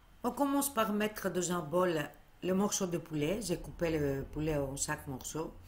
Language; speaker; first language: French; non-native, fluent; Greek